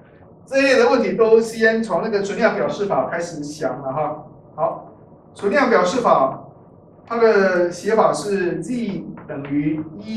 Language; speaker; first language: Chinese; native; Chinese